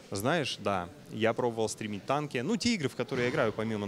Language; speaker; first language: Russian; native; Russian